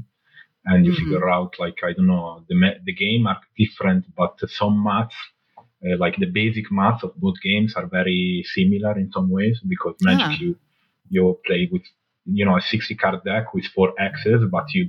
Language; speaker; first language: English; non-native, fluent; Italian